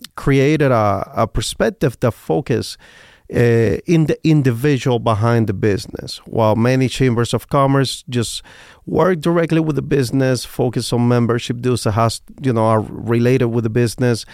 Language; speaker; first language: English; non-native, fluent; Spanish